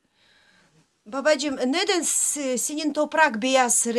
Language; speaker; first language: Turkish; non-native, learner; Russian